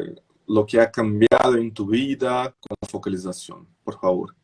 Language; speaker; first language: Spanish; non-native, fluent; Portuguese